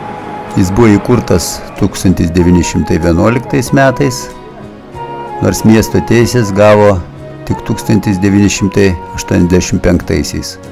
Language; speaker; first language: Lithuanian; native; Lithuanian